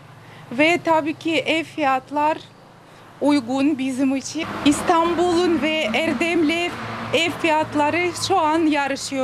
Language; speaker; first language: Turkish; non-native, learner; Russian